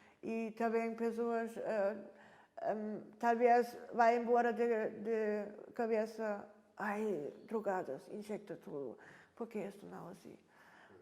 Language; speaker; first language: Portuguese; non-native, learner; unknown